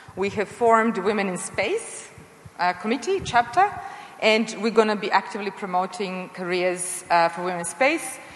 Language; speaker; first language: English; non-native, fluent; Serbian